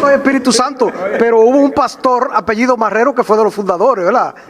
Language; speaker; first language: Spanish; native; Spanish